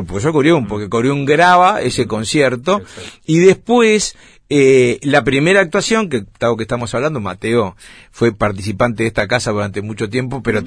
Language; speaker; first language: Spanish; native; Spanish